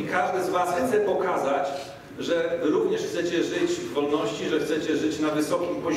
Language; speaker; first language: Russian; non-native, learner; Polish